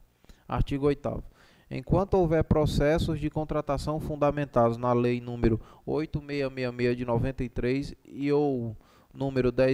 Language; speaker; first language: Portuguese; native; Portuguese